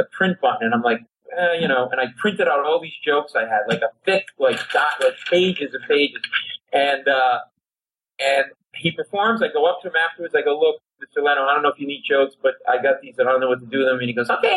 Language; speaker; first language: English; native; English